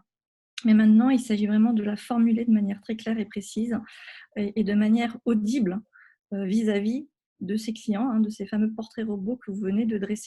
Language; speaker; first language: French; native; French